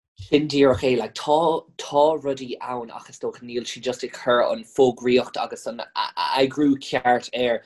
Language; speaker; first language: Irish; non-native, local second language; English